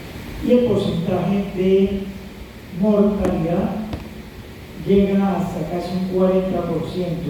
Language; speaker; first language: Spanish; native; Spanish